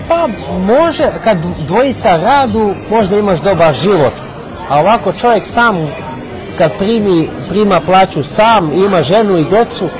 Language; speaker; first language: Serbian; early bilingual, heritage; Serbian